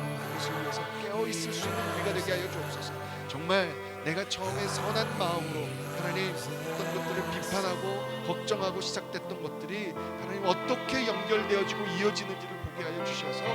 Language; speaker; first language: Korean; native; Korean